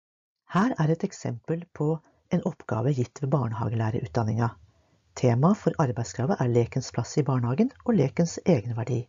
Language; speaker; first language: Norwegian; native; Norwegian